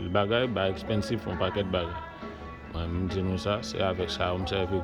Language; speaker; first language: French; non-native, learner; Haitian Creole